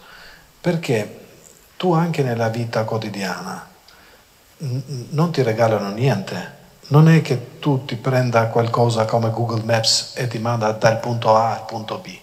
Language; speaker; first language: Italian; non-native, fluent; Albanian